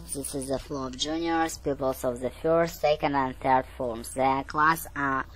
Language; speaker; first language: English; non-native, learner; Russian